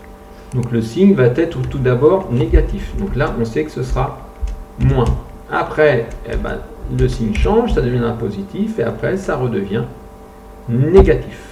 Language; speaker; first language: French; native; French